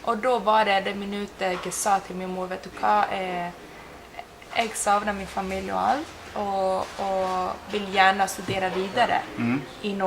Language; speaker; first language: Norwegian; non-native, fluent; Spanish